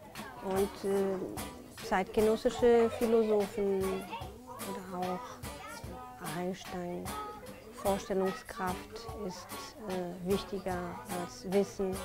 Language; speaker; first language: German; non-native, fluent; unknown